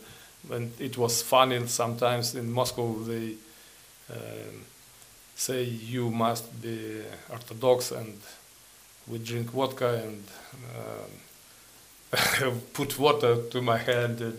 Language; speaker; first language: English; non-native, learner; Ukrainian